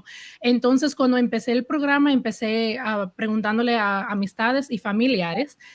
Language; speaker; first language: Spanish; early bilingual, heritage; Spanish